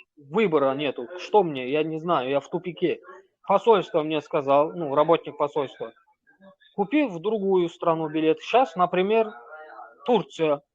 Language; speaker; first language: Russian; non-native, local second language; Turkmen